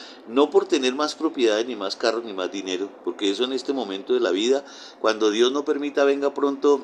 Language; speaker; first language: Spanish; native; Spanish